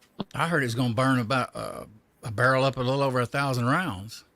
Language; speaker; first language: English; native; English